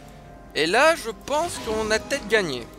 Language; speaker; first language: French; native; French